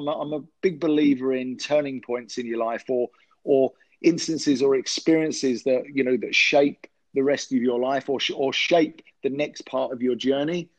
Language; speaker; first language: English; native; English